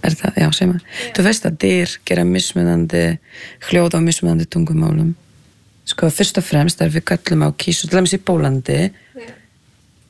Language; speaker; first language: Icelandic; non-native, fluent; Polish